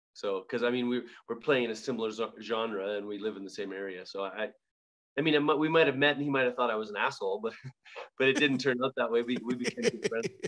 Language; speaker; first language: English; native; English